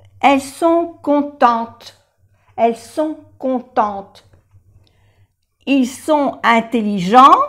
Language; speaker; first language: French; non-native, fluent; Spanish